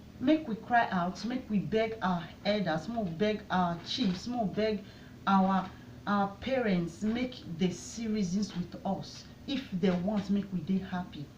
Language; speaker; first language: Nigerian Pidgin; non-native, local second language; Bini